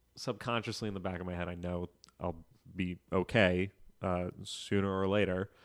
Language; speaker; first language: English; native; English